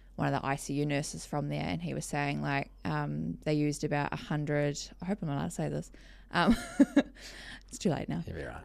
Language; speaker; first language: English; native; English